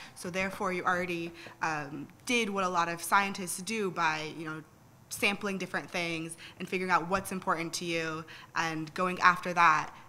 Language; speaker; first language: English; native; English